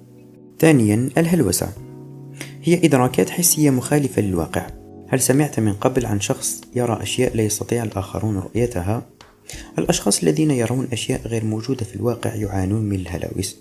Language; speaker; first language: Arabic; native; Arabic